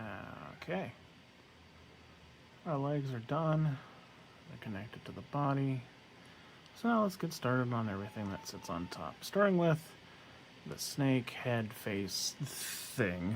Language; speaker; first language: English; native; English